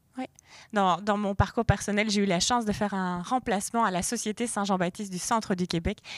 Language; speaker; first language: French; native; French